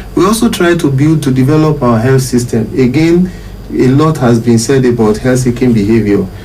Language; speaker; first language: English; non-native, local second language; Yoruba